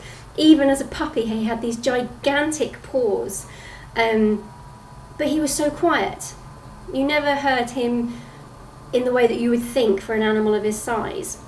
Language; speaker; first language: English; native; English